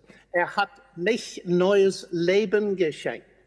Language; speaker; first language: German; non-native, fluent; English